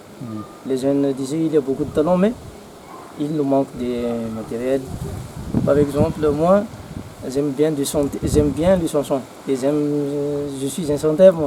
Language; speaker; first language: French; non-native, local second language; Malagasy